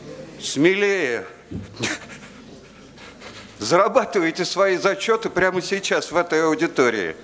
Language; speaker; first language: Russian; native; Russian